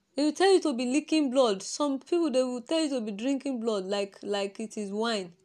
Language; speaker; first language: English; non-native, local second language; Yoruba